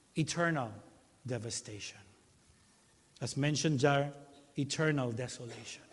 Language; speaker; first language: English; non-native, local second language; Filipino